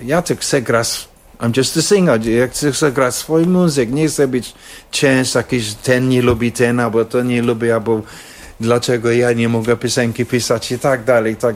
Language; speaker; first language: Polish; non-native, fluent; English